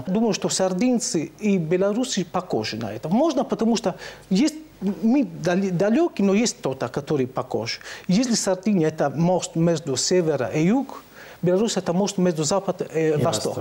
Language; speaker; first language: Russian; non-native, fluent; Italian